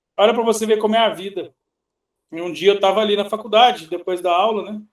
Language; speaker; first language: Portuguese; native; Portuguese